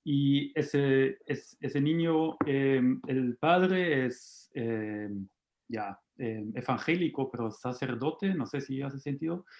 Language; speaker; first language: Spanish; non-native, fluent; German